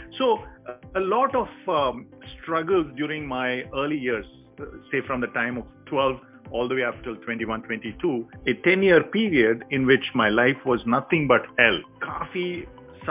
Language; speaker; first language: English; non-native, local second language; Telugu